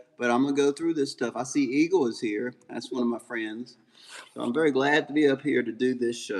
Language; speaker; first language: English; native; English